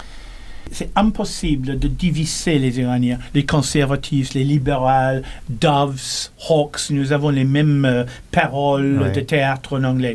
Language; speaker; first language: French; non-native, learner; English